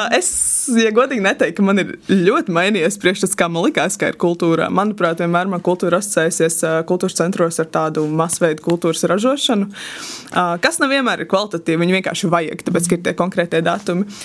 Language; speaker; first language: Latvian; native; Latvian